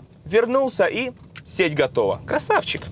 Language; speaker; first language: Russian; native; Russian